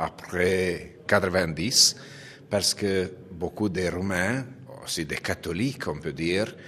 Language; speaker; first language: French; non-native, fluent; Romanian